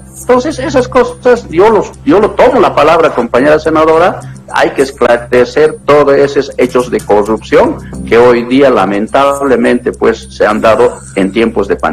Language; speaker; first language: Spanish; native; Spanish